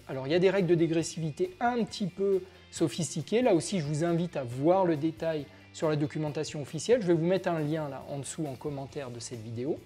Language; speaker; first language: French; native; French